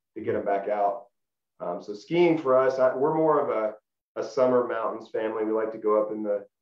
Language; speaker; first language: English; native; English